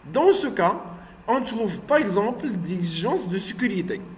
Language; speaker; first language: French; non-native, local second language; Arabic